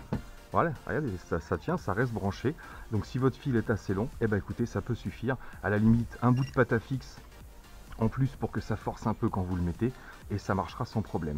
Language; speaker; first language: French; native; French